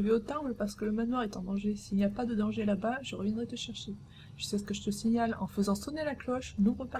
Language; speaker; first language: French; native; French